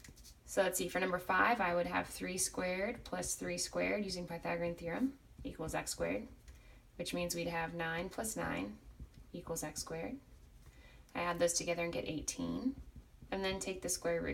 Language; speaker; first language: English; native; English